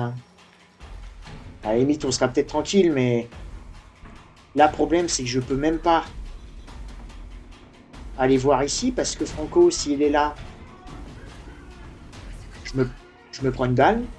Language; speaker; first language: French; native; French